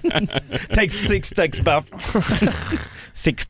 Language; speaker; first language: English; non-native, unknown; Swedish